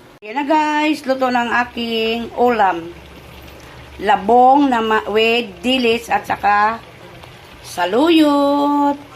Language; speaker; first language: Filipino; native; Filipino